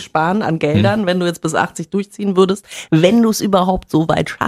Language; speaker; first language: German; native; German